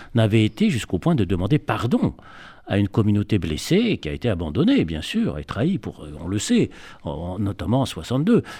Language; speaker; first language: French; native; French